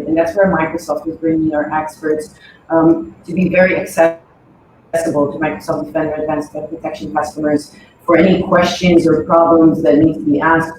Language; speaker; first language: English; non-native, fluent; Hebrew